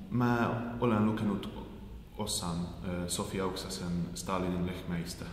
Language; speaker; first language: Finnish; non-native, learner; Hungarian